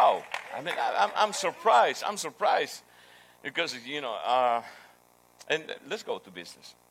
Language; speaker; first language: English; non-native, fluent; Spanish